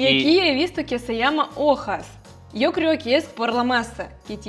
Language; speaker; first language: Spanish; non-native, fluent; Russian